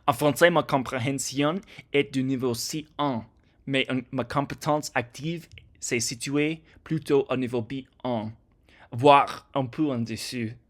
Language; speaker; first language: French; non-native, learner; English